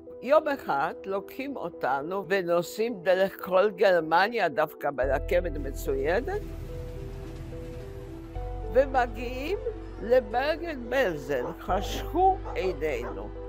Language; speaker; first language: Hebrew; non-native, fluent; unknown